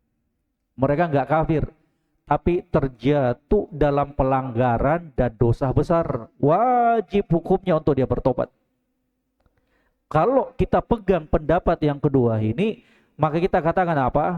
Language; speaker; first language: Indonesian; native; Indonesian